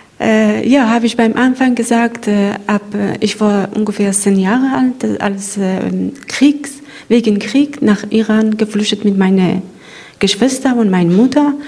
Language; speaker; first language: German; non-native, learner; Persian